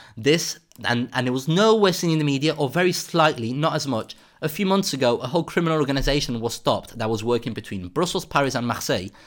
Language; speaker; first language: English; native; English